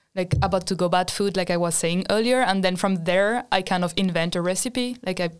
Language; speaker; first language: English; non-native, fluent; French